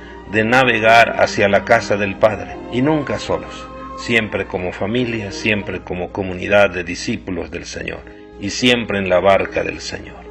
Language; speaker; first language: Spanish; native; Spanish